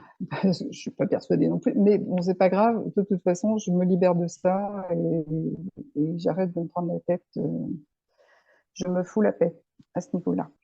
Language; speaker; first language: French; native; French